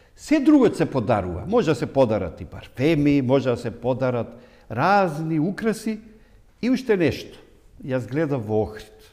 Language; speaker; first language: Macedonian; native; Macedonian